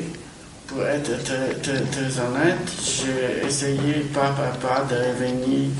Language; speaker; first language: French; non-native, fluent; Romanian